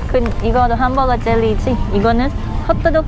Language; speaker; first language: Korean; non-native, learner; Thai